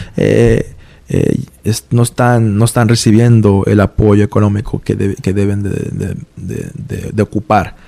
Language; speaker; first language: Spanish; early bilingual, heritage; Spanish